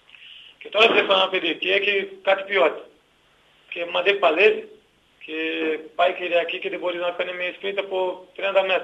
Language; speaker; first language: Greek; non-native, learner; Portuguese